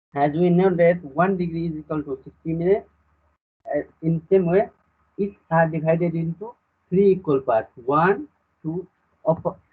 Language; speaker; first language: English; non-native, local second language; Nepali